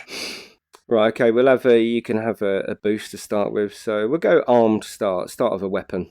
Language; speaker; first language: English; native; English